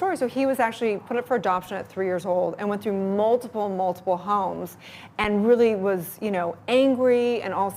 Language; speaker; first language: English; native; English